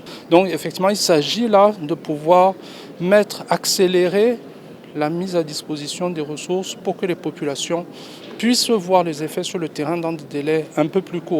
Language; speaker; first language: French; non-native, local second language; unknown